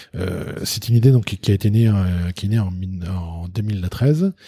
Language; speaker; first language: French; native; French